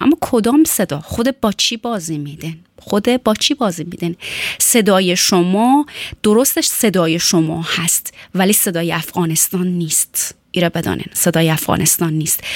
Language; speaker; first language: Persian; early bilingual, heritage; Persian